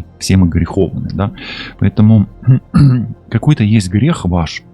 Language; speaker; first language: Russian; non-native, local second language; Ukrainian